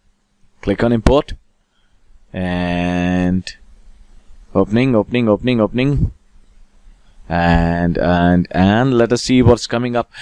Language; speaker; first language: English; non-native, local second language; Hindi